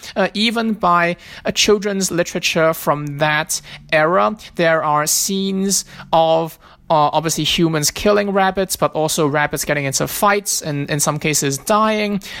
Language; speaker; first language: English; non-native, local second language; Cantonese